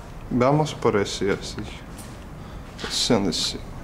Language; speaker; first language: Spanish; non-native, learner; English